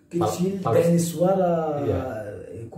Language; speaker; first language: Indonesian; non-native, learner; Arabic